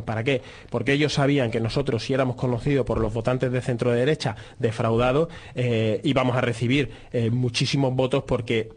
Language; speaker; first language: Spanish; native; Spanish